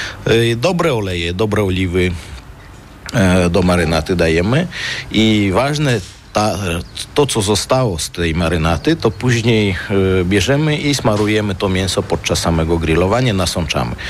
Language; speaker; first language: Polish; non-native, fluent; Armenian